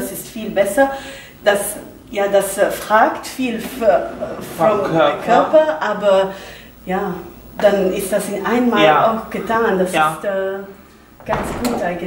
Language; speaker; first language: German; non-native, learner; Dutch